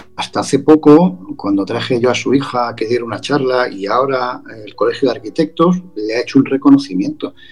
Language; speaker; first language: Spanish; native; Spanish